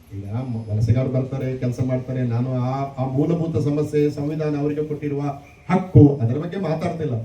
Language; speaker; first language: Kannada; non-native, local second language; Tulu